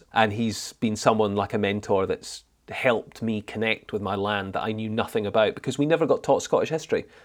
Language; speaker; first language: English; native; English